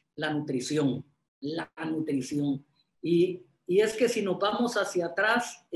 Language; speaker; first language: Spanish; native; Spanish